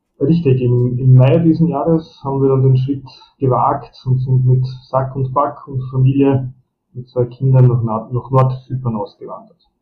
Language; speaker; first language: German; early bilingual, other home language; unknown